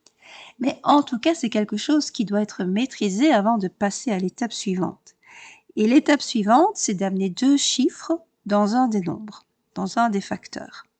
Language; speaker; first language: French; native; French